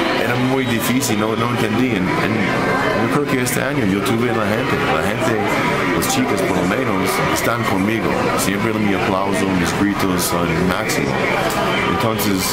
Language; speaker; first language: Spanish; non-native, fluent; English